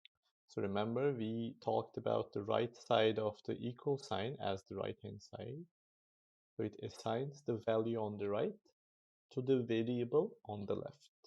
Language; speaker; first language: English; non-native, fluent; Turkish